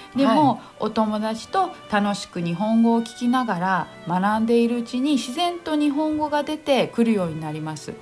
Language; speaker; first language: Japanese; native; Japanese